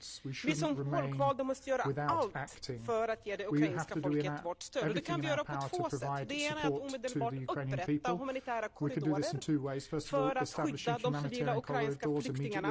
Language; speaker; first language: Swedish; early bilingual, other home language; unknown